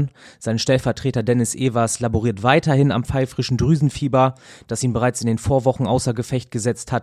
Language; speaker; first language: German; native; German